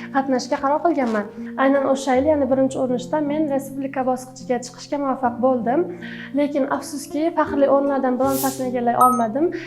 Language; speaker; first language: Uzbek; non-native, local second language; Turkmen